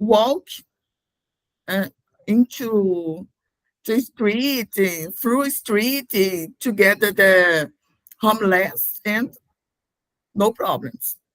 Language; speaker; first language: English; non-native, learner; Portuguese